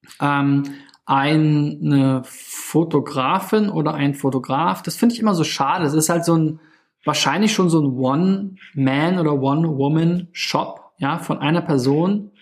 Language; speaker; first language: German; native; German